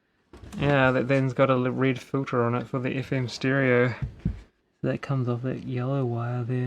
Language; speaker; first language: English; native; English